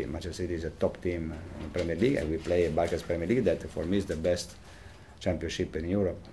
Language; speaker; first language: English; non-native, fluent; Italian